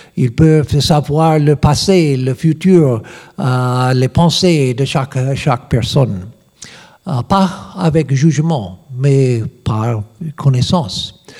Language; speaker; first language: French; non-native, learner; English